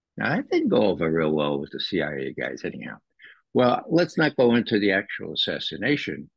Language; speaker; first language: English; native; English